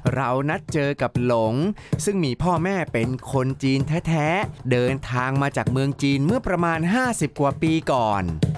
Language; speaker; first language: Thai; native; Thai